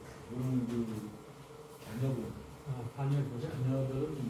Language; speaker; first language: Korean; native; Korean